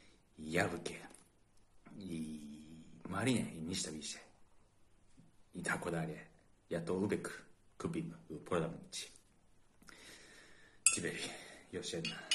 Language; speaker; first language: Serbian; non-native, learner; Japanese